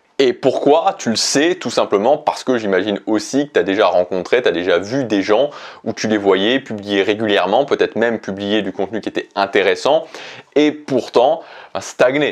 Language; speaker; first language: French; native; French